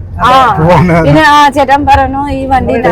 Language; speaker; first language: Malayalam; non-native, learner; Nepali